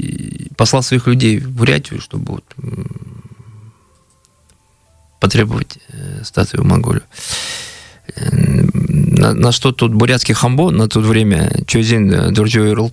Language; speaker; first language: Russian; native; Russian